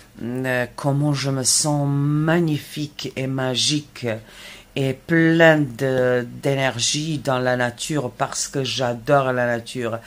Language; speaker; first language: French; non-native, fluent; Serbian